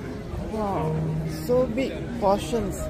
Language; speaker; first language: English; non-native, learner; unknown